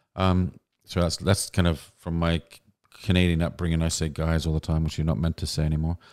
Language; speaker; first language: English; native; English